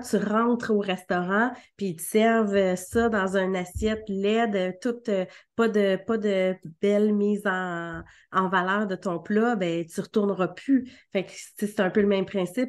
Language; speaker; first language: French; native; French